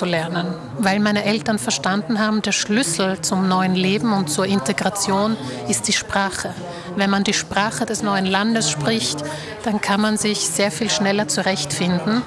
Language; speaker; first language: German; early bilingual, other home language; Slovak